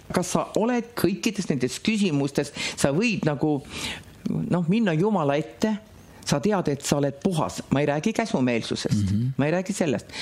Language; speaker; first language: Estonian; native; Estonian